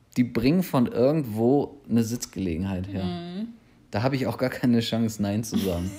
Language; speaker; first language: German; native; German